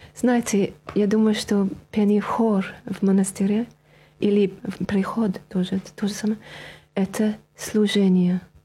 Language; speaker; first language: Russian; non-native, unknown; French